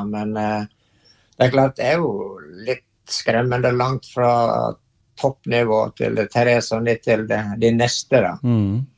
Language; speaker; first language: Norwegian; native; Norwegian